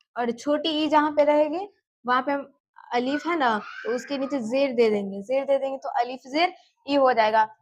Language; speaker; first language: Hindi; native; Hindi